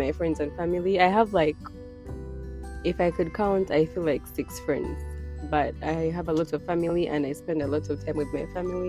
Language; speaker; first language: English; non-native, local second language; Ganda